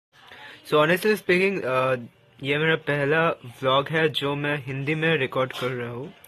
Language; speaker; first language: Hindi; non-native, local second language; Bangla